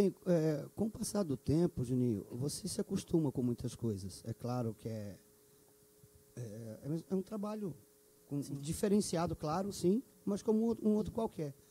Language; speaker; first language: Portuguese; native; Portuguese